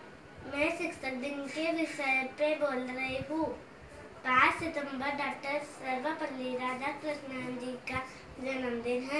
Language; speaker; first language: Hindi; non-native, local second language; Marathi